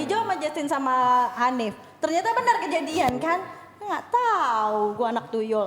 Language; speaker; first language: Indonesian; native; Indonesian